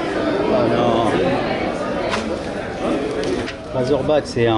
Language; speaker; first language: French; native; French